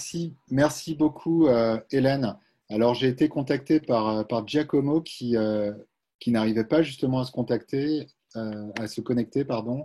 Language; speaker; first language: French; native; French